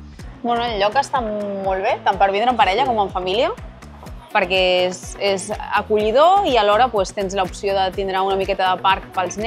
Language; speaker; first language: Catalan; native; Catalan